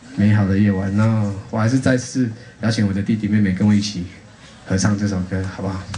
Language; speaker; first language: Chinese; non-native, local second language; Amis